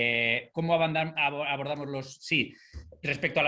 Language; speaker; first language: Spanish; native; Spanish